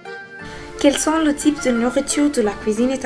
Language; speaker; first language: French; non-native, learner; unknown